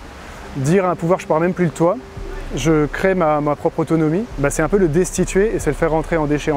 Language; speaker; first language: French; native; French